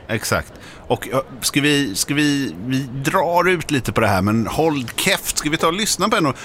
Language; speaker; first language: Swedish; native; Swedish